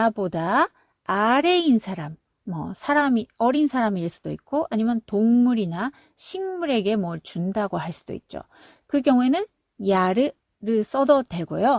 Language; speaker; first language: Korean; non-native, fluent; Japanese